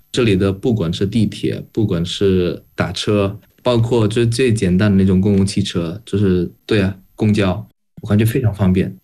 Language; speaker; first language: Chinese; non-native, fluent; Indonesian